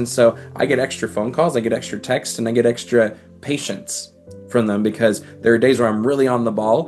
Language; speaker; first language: English; native; English